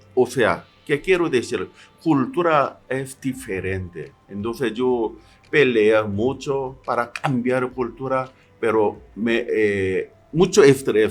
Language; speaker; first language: Spanish; non-native, learner; Korean